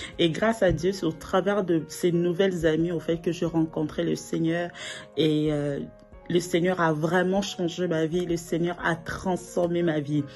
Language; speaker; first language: French; non-native, local second language; Lingala